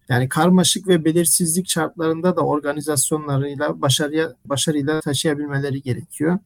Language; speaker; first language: Turkish; early bilingual, heritage; Turkish